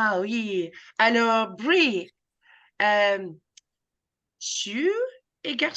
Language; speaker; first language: French; non-native, fluent; English